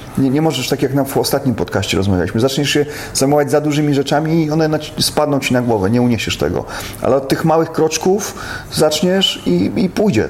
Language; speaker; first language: Polish; native; Polish